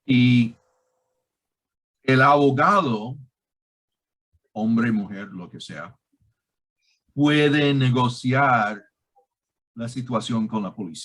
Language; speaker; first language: Spanish; non-native, fluent; English